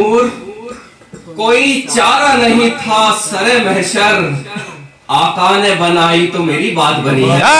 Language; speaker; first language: Urdu; native; Urdu